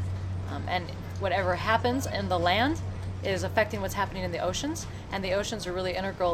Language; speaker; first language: English; native; English